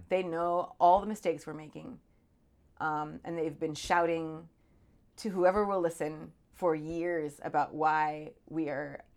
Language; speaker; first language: English; native; English